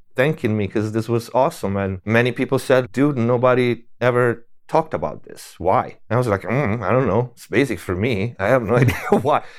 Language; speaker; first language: English; non-native, fluent; Italian